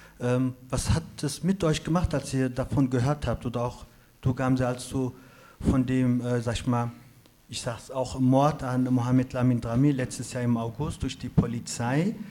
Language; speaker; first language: German; native; German